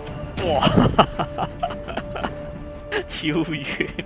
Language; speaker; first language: Chinese; native; Chinese